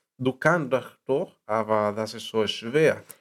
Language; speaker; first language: German; non-native, learner; Spanish